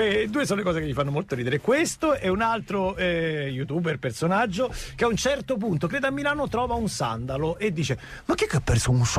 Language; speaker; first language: Italian; native; Italian